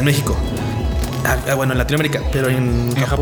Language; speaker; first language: Spanish; native; Spanish